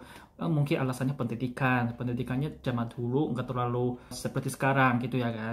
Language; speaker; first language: Indonesian; non-native, fluent; Korean